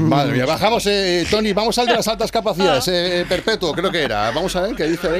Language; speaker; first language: Spanish; native; Spanish